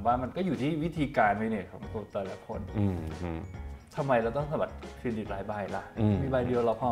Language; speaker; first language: Thai; native; Thai